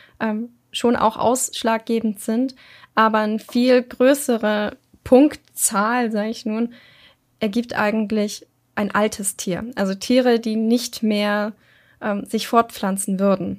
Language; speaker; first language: German; native; German